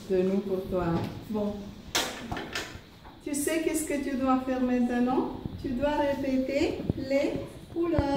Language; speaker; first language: French; non-native, fluent; Romanian